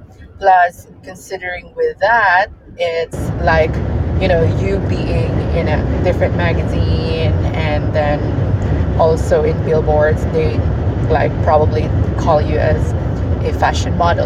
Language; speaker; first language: English; non-native, local second language; Cebuano